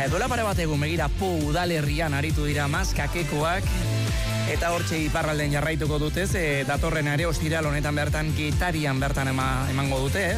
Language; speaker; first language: Basque; native; Basque